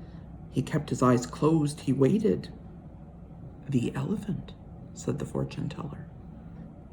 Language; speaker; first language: English; native; English